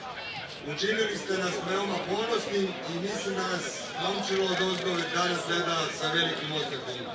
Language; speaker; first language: Croatian; native; Croatian